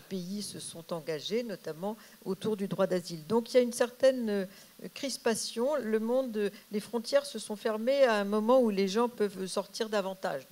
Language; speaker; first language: French; native; French